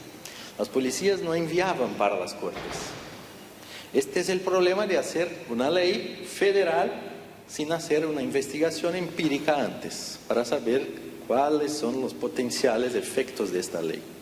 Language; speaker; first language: Spanish; non-native, fluent; Portuguese